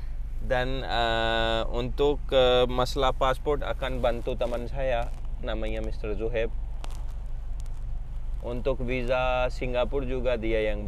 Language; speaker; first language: Indonesian; non-native, fluent; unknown